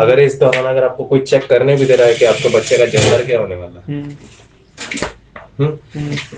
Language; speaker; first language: Hindi; native; Hindi